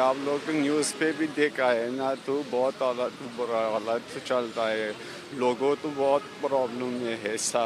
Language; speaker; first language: Hindi; non-native, learner; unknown